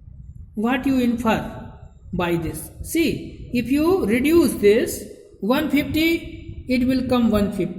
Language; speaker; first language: English; non-native, local second language; Hindi